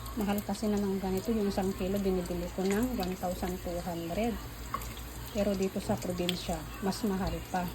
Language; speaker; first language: Filipino; non-native, local second language; Iloko